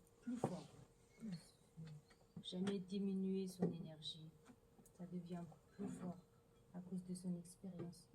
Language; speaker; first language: French; non-native, learner; Mongolian